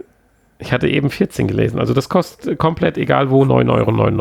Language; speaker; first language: German; native; German